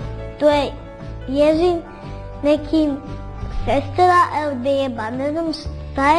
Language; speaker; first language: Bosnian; early bilingual, heritage; Bosnian